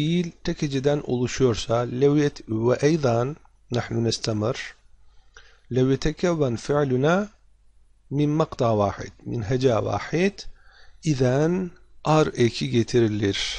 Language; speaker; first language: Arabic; non-native, fluent; Turkish